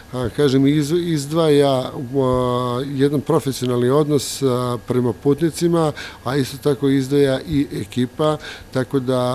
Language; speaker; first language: Croatian; native; Croatian